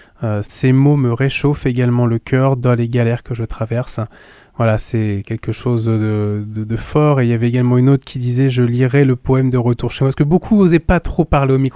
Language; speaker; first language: French; native; French